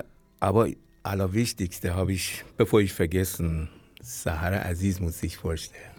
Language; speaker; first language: German; non-native, learner; Persian